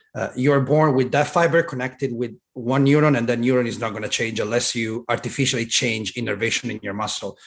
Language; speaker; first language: English; non-native, fluent; Italian